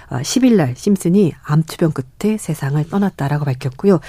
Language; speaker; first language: Korean; native; Korean